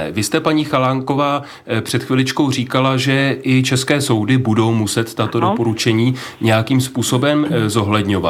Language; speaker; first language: Czech; native; Czech